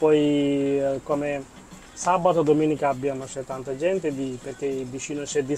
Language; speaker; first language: Italian; non-native, learner; Bangla